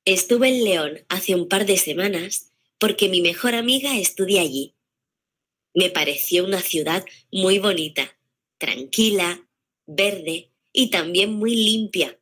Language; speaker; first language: Spanish; non-native, learner; Vietnamese